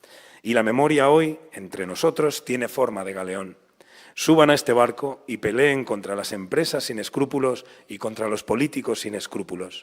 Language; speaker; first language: Spanish; native; Spanish